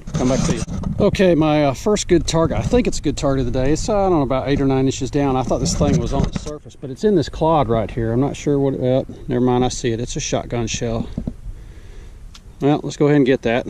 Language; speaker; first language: English; native; English